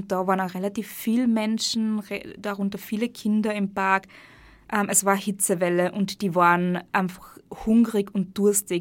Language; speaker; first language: German; native; German